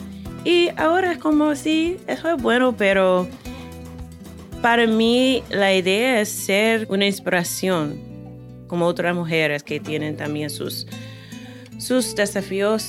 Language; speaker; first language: Spanish; non-native, fluent; English